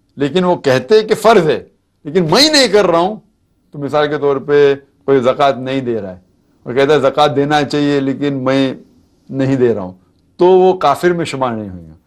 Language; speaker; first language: Urdu; non-native, local second language; Konkani